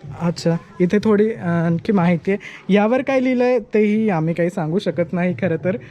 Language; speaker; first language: Marathi; native; Marathi